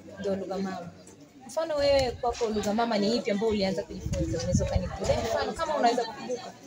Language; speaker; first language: Swahili; native; Swahili